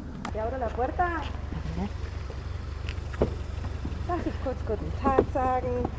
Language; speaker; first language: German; non-native, fluent; Spanish